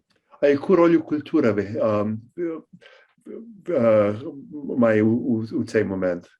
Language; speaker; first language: Ukrainian; early bilingual, heritage; Ukrainian